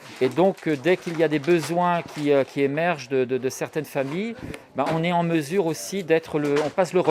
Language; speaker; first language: French; native; French